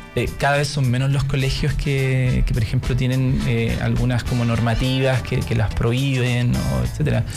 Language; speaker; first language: Spanish; native; Spanish